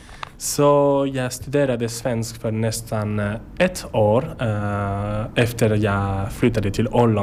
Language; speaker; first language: Swedish; non-native, learner; French